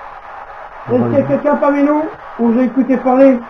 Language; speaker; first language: French; native; French